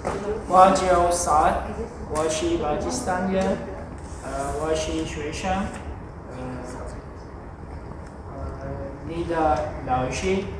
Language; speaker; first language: Chinese; non-native, learner; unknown